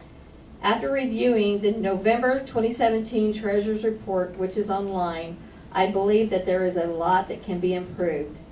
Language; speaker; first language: English; native; English